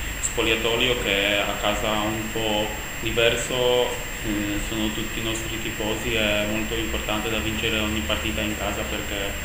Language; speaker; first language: Italian; non-native, learner; Polish